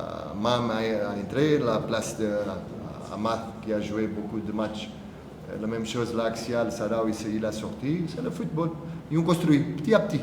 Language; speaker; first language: French; non-native, fluent; Portuguese